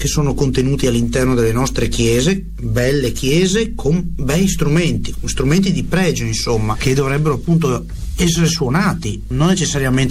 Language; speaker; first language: Italian; native; Italian